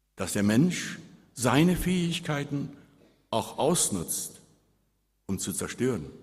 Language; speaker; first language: German; early bilingual, heritage; Spanish